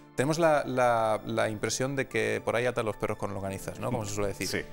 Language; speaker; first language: Spanish; native; Spanish